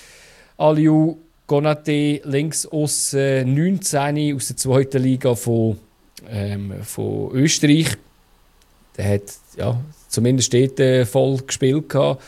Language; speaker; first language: German; native; German